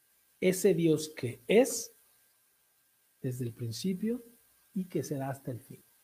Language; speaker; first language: Spanish; native; Spanish